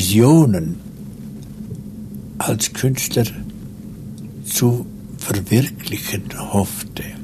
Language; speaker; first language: German; non-native, local second language; Romansh